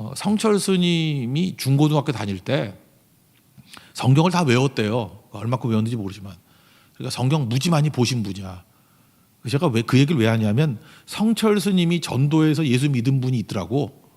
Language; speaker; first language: Korean; native; Korean